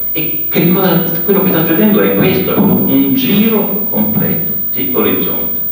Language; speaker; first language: Italian; native; Italian